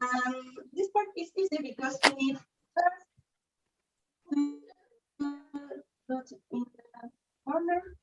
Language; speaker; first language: English; non-native, learner; Spanish